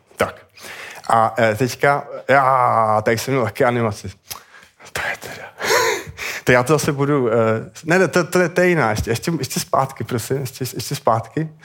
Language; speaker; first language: Czech; native; Czech